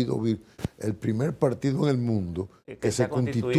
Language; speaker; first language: Spanish; native; Spanish